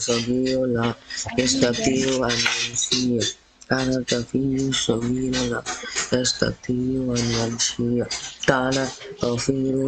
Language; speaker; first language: Arabic; non-native, learner; Bangla